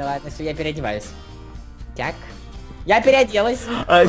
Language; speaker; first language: Russian; native; Russian